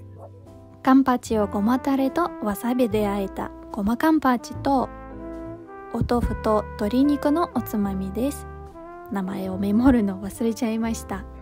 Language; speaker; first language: Japanese; non-native, fluent; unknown